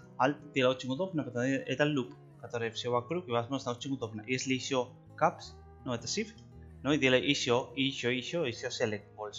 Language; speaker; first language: Russian; non-native, learner; Spanish